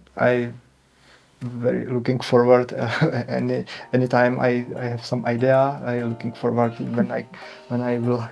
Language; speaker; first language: English; non-native, learner; Czech